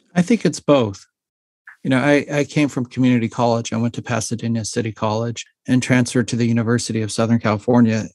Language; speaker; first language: English; native; English